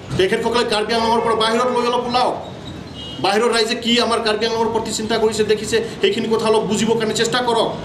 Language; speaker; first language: Assamese; non-native, local second language; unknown